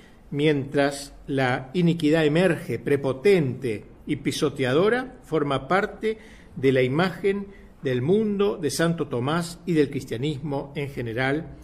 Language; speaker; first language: Spanish; native; Spanish